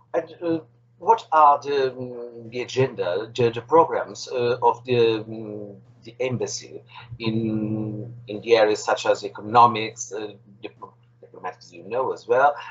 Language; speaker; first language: English; non-native, fluent; Portuguese